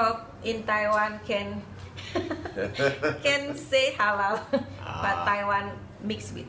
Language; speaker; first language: English; non-native, learner; Indonesian